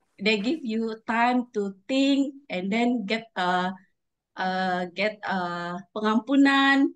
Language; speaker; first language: English; non-native, learner; Malay